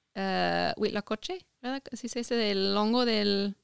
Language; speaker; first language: Spanish; non-native, fluent; English